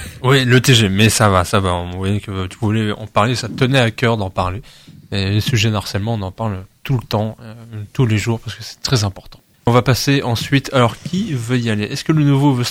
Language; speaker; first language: French; native; French